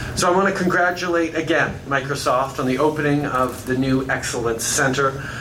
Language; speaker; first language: English; native; English